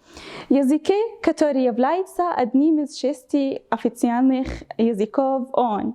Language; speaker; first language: Russian; non-native, learner; Arabic